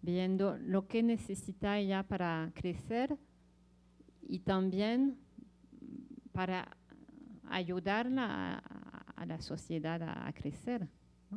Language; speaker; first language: Spanish; non-native, fluent; French